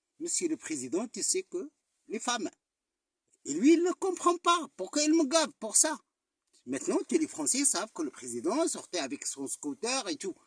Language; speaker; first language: French; non-native, local second language; Arabic